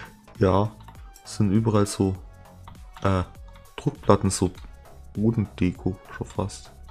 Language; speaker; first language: German; native; German